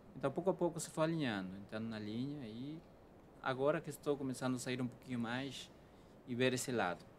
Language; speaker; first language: Portuguese; non-native, fluent; Spanish